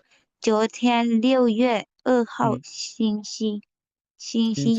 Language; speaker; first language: Chinese; non-native, learner; Burmese